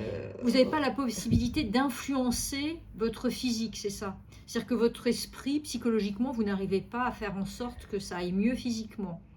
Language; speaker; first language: French; native; French